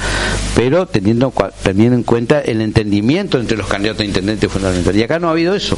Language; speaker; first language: Spanish; native; Spanish